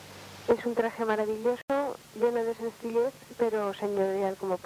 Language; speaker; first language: Spanish; native; Spanish